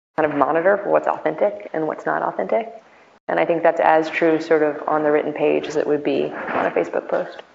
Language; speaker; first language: English; native; English